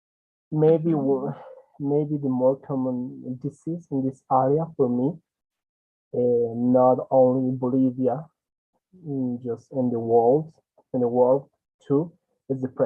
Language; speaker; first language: English; non-native, learner; Spanish